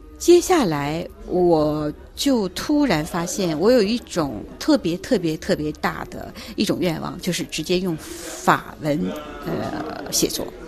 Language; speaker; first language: Chinese; native; Chinese